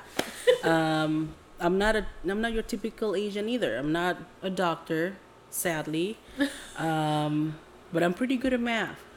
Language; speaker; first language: English; non-native, fluent; Indonesian